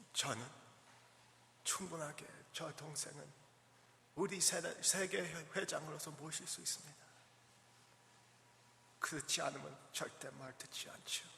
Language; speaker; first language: Korean; early bilingual, heritage; English